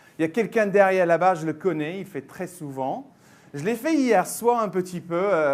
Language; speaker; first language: French; non-native, fluent; English